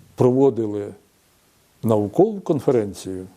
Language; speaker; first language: Ukrainian; native; Ukrainian